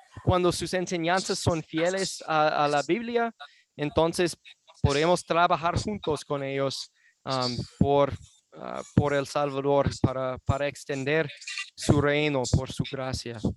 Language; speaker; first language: Spanish; non-native, fluent; English